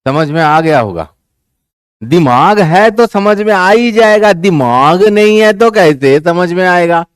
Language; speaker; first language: Hindi; non-native, local second language; Bangla